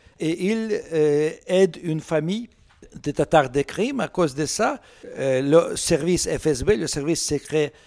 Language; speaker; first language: French; non-native, learner; Russian